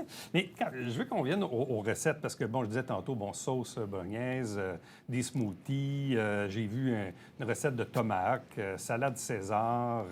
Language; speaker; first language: French; native; French